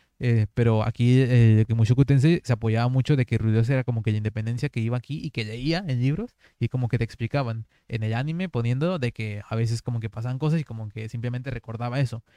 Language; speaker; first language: Spanish; native; Spanish